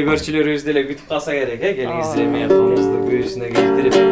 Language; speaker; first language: Kyrgyz; native; Kyrgyz